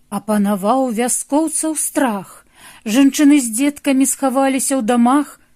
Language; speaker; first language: Belarusian; native; Belarusian